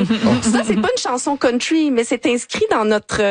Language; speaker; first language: French; native; French